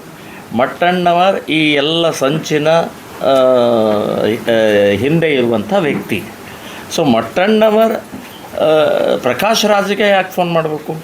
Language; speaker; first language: Kannada; native; Kannada